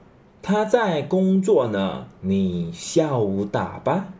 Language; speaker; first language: Chinese; non-native, fluent; English